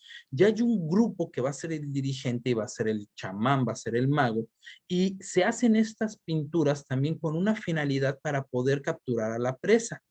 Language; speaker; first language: Spanish; native; Spanish